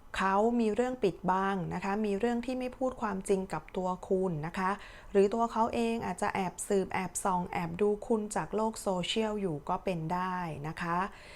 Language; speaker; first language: Thai; native; Thai